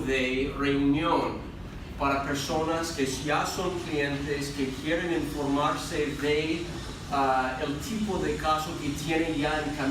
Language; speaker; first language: Spanish; non-native, fluent; English